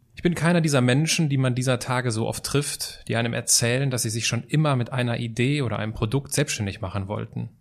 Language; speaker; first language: German; native; German